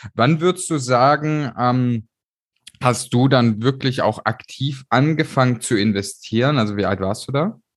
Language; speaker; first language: German; native; German